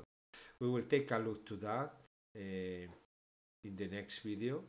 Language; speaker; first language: English; non-native, fluent; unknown